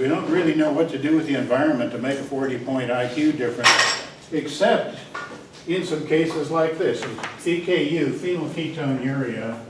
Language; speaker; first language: English; native; English